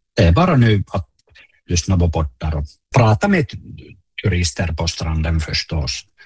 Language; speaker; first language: Swedish; non-native, local second language; Finnish